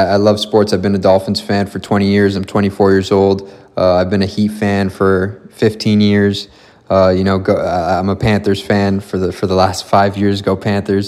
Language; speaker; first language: English; native; English